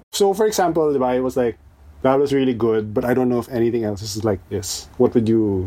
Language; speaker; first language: English; non-native, local second language; Filipino